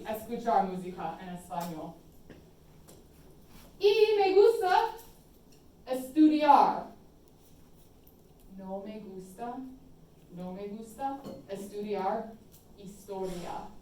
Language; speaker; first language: Spanish; non-native, fluent; English